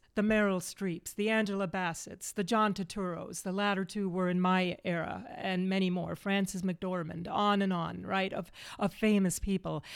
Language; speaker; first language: English; early bilingual, other home language; German